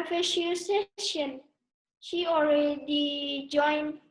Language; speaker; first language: English; non-native, learner; Indonesian